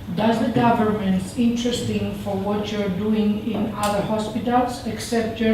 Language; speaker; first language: English; non-native, fluent; Greek